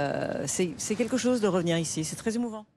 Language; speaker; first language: French; non-native, fluent; English